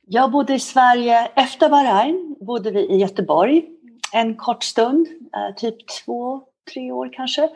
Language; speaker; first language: Swedish; early bilingual, heritage; Swedish